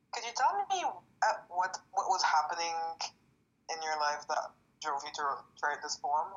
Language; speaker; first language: English; non-native, fluent; French